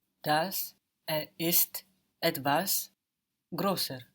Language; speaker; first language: German; non-native, learner; English